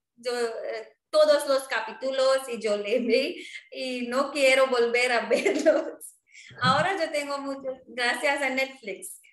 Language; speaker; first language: Spanish; non-native, fluent; Marwari